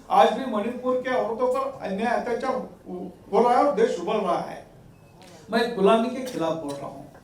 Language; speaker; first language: Hindi; non-native, local second language; Marathi